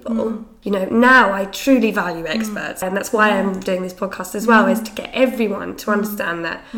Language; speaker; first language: English; native; English